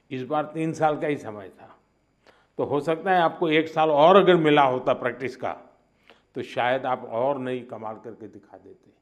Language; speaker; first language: Hindi; non-native, local second language; Gujarati